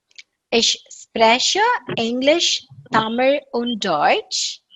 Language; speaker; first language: German; non-native, fluent; Tamil